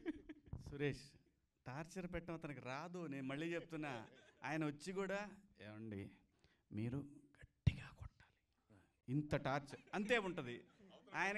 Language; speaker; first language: Telugu; native; Telugu